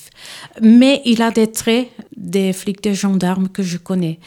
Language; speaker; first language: French; non-native, local second language; Dutch